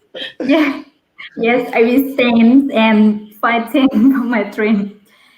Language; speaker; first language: English; non-native, learner; Khmer